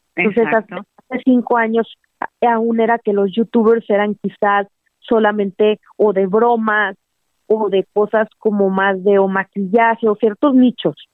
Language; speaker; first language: Spanish; native; Spanish